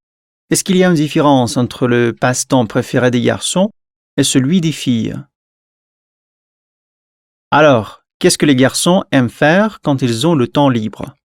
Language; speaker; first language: French; non-native, fluent; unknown